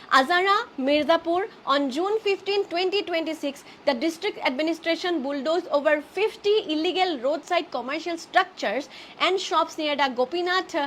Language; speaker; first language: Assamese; native; Assamese